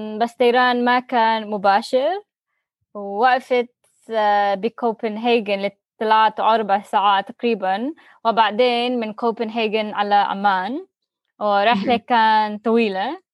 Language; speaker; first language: Arabic; non-native, learner; English